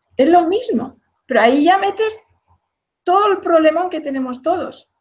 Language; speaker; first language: Spanish; native; Spanish